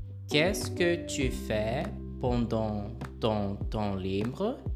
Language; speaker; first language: French; non-native, fluent; Portuguese